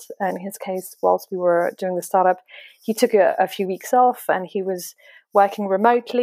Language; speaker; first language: English; non-native, fluent; French